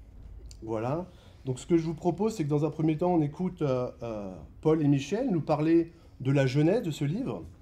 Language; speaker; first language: French; native; French